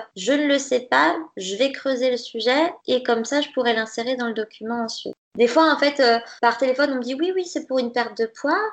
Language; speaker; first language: French; native; French